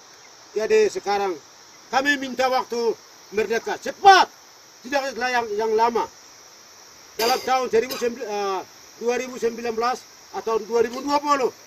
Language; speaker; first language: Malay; non-native, local second language; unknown